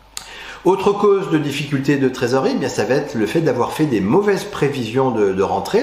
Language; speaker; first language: French; native; French